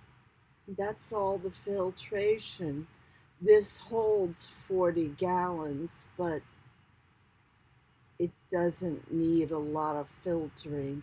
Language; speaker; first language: English; native; English